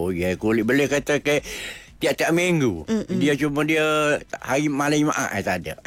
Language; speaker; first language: Malay; non-native, local second language; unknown